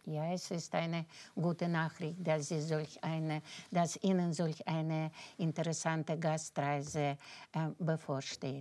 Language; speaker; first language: German; non-native, fluent; Russian